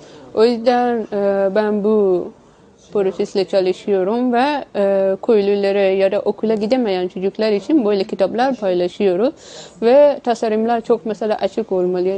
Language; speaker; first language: Turkish; non-native, fluent; Persian